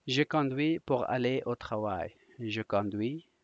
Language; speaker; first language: French; non-native, learner; Persian